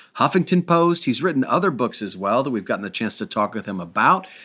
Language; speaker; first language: English; native; English